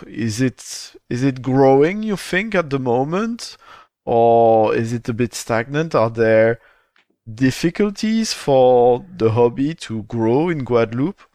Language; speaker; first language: English; non-native, fluent; French